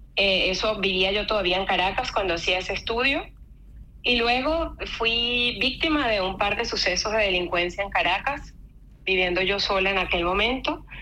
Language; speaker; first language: Spanish; native; Spanish